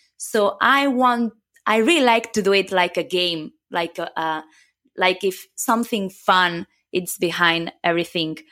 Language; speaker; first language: English; non-native, fluent; Catalan